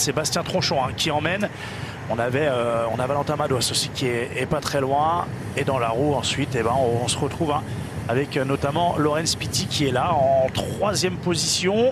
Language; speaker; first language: French; native; French